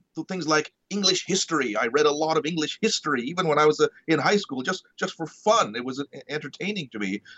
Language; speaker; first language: English; early bilingual, other home language; Marathi